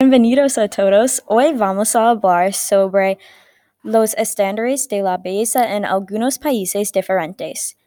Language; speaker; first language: Spanish; non-native, learner; English